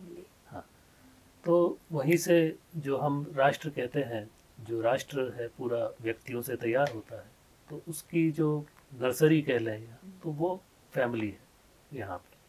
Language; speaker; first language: Hindi; native; Hindi